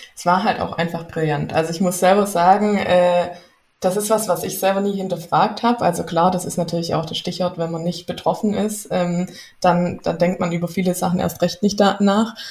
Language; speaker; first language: German; native; German